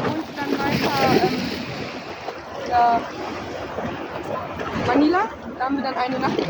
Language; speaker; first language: German; native; German